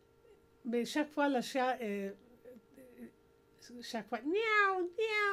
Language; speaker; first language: French; non-native, learner; English